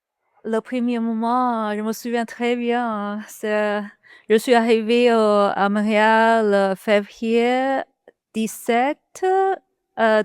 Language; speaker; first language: French; non-native, learner; Chinese